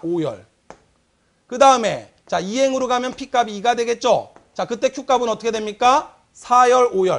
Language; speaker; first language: Korean; native; Korean